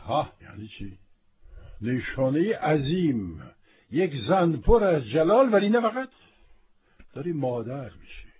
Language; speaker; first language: Persian; non-native, fluent; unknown